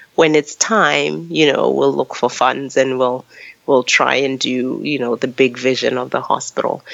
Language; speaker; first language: English; non-native, local second language; Tswana